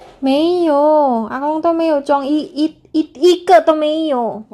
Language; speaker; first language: Chinese; non-native, learner; Javanese